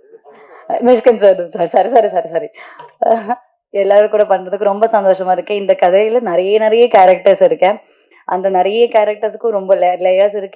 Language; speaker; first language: Tamil; non-native, learner; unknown